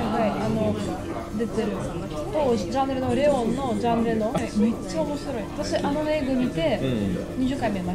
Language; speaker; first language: Japanese; non-native, fluent; Russian